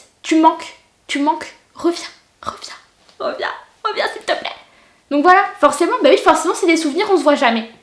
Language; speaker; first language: French; native; French